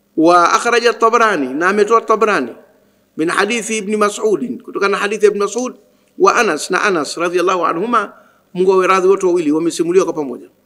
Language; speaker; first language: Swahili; native; Swahili